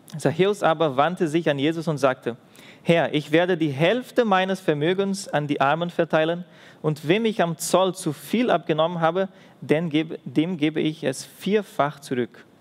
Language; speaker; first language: German; non-native, fluent; Portuguese